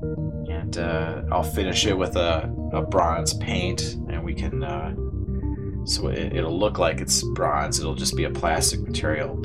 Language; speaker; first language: English; native; English